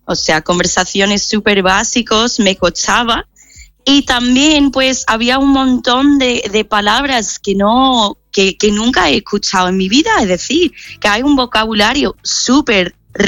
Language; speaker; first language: Spanish; non-native, fluent; English